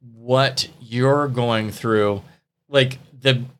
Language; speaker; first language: English; native; English